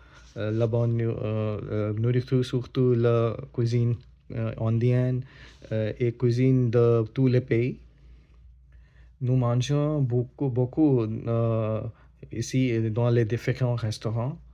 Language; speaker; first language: French; non-native, learner; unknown